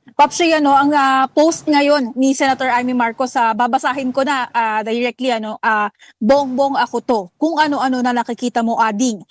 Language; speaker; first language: Filipino; native; Filipino